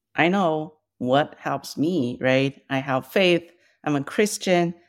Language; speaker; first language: English; non-native, fluent; Chinese